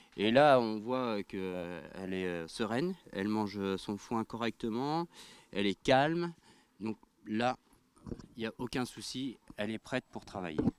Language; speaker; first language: French; native; French